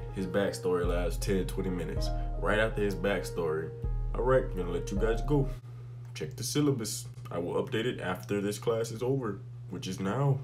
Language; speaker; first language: English; native; English